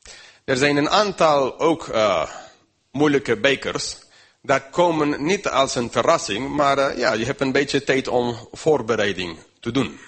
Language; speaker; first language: Dutch; non-native, fluent; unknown